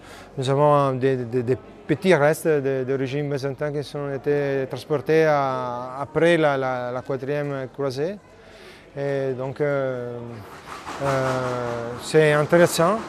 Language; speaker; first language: French; non-native, learner; Italian